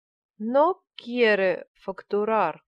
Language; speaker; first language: Spanish; non-native, learner; Russian